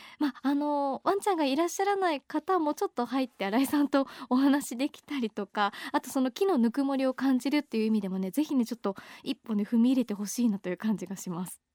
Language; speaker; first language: Japanese; native; Japanese